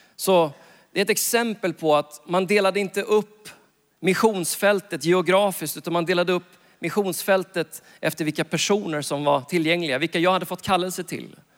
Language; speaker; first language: Swedish; native; Swedish